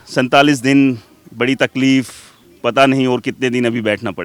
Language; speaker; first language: Hindi; native; Hindi